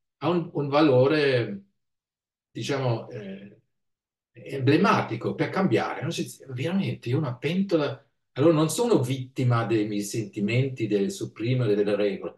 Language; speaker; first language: Italian; non-native, fluent; German